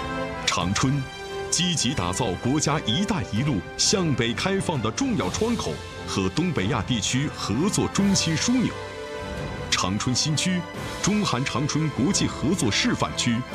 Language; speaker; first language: Chinese; native; Chinese